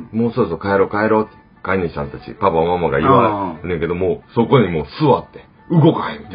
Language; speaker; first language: Japanese; native; Japanese